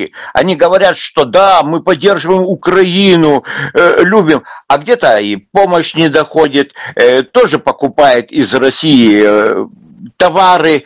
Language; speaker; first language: Russian; non-native, local second language; Lithuanian